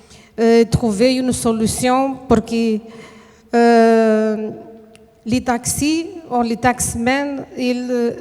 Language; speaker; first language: French; non-native, fluent; Portuguese